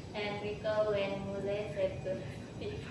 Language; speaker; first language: English; non-native, learner; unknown